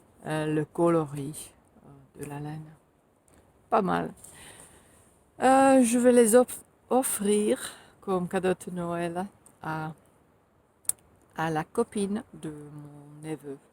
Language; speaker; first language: French; non-native, fluent; Finnish